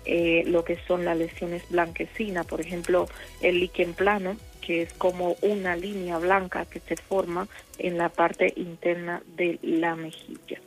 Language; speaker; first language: Spanish; native; Spanish